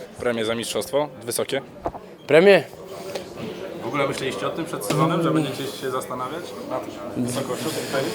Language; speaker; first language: Polish; native; Polish